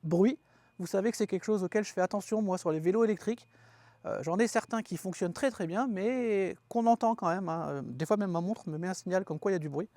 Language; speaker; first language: French; native; French